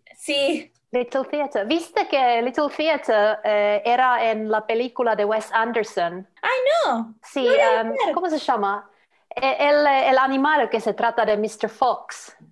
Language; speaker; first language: Spanish; non-native, fluent; Finnish